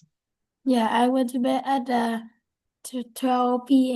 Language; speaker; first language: English; non-native, learner; Vietnamese